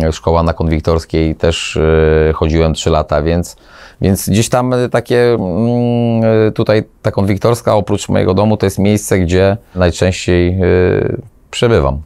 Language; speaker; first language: Polish; native; Polish